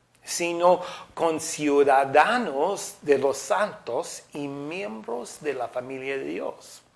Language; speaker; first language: Spanish; non-native, fluent; English